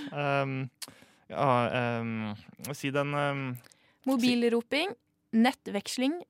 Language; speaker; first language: Norwegian; native; Norwegian